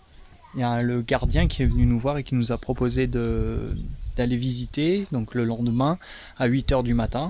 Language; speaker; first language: French; native; French